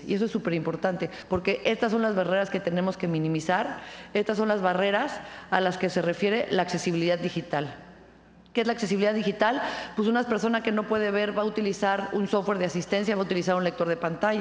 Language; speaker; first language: Spanish; native; Spanish